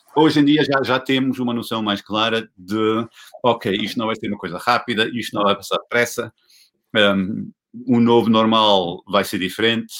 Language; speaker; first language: Portuguese; non-native, fluent; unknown